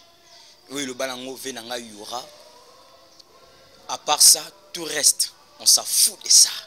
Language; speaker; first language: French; non-native, local second language; Lingala